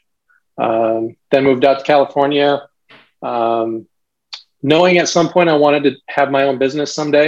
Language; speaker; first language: English; native; English